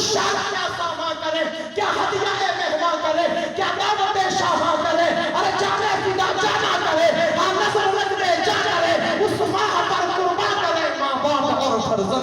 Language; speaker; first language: Urdu; native; Urdu